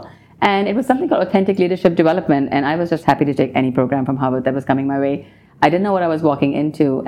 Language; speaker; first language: English; non-native, local second language; Urdu